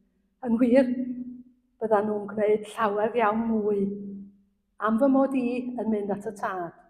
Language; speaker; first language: Welsh; native; Welsh